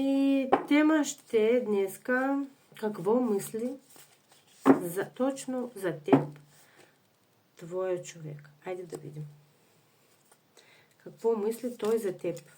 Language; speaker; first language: Bulgarian; non-native, fluent; Russian